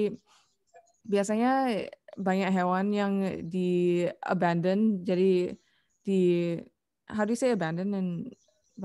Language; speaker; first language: Indonesian; non-native, learner; English